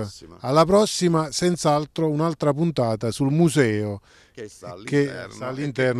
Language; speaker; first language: Italian; native; Italian